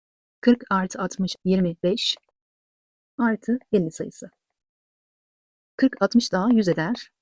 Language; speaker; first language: Turkish; native; Turkish